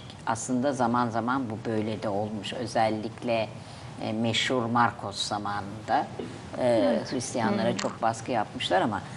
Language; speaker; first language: Turkish; native; Turkish